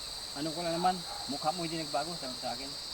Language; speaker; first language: Filipino; non-native, local second language; Bikol